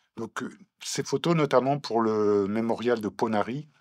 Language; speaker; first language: French; native; French